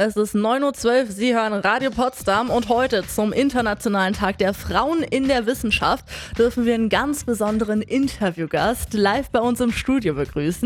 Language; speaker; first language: German; native; German